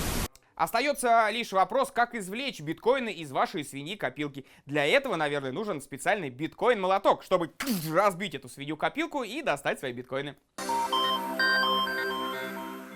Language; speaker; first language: Russian; native; Russian